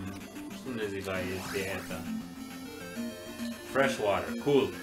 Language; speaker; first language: Russian; non-native, learner; English